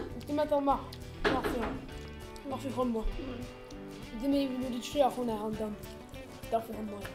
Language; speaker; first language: Welsh; non-native, local second language; English